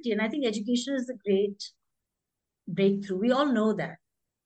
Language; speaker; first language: English; non-native, local second language; Hindi